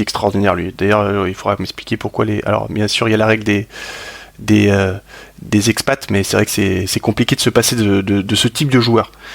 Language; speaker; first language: French; native; French